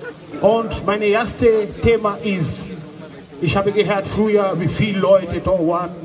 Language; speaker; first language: German; non-native, fluent; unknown